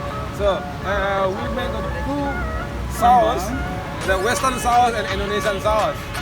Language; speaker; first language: English; non-native, learner; Indonesian